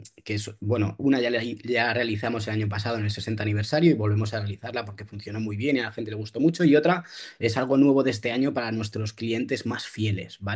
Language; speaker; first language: Spanish; native; Spanish